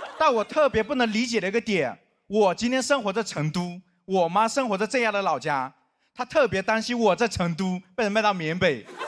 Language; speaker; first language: Chinese; non-native, local second language; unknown